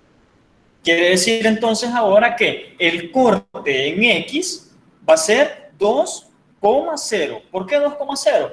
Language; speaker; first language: Spanish; native; Spanish